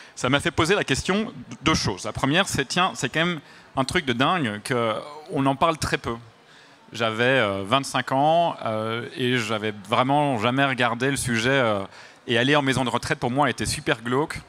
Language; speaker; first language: French; native; French